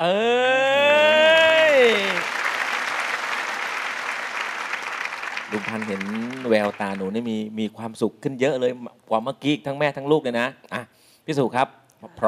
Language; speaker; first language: Thai; native; Thai